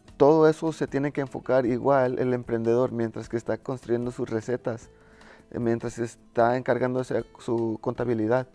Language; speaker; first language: Spanish; early bilingual, heritage; Spanish